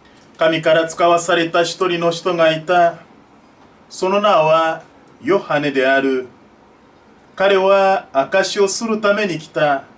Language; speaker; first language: Japanese; non-native, fluent; French